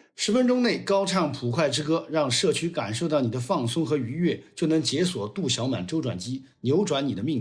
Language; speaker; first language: Chinese; native; Chinese